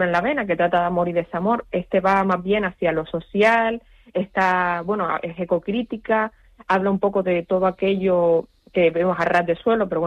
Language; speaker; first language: Spanish; native; Spanish